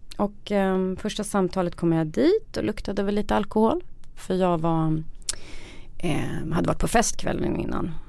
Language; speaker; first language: Swedish; native; Swedish